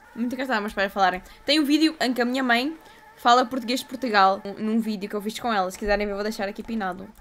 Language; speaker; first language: Portuguese; early bilingual, other home language; Ukrainian